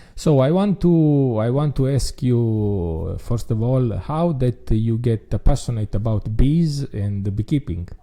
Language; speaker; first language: English; non-native, learner; Italian